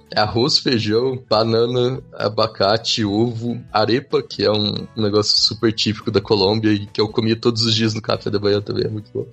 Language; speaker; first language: Portuguese; native; Portuguese